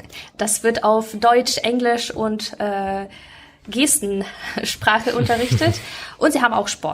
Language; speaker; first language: German; non-native, fluent; Ukrainian